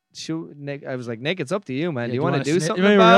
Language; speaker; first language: English; native; English